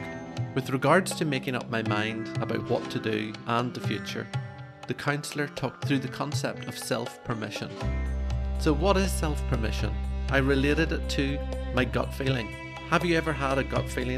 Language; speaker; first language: English; native; English